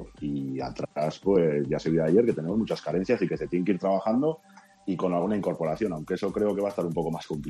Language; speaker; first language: Spanish; native; Spanish